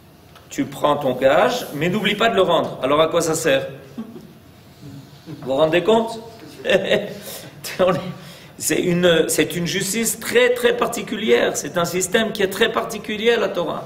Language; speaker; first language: French; native; French